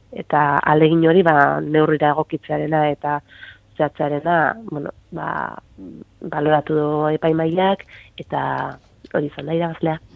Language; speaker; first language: Basque; native; Basque